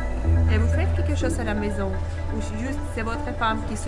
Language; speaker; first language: French; non-native, fluent; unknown